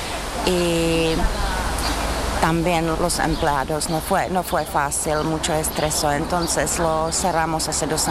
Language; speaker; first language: Spanish; non-native, learner; Czech